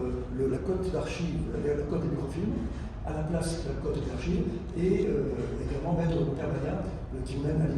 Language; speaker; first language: French; native; French